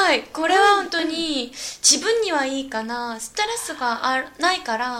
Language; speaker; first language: Japanese; non-native, fluent; Korean